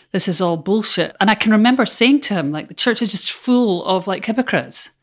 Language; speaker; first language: English; native; English